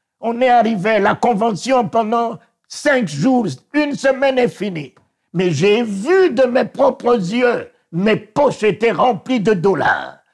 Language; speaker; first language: French; non-native, local second language; Sango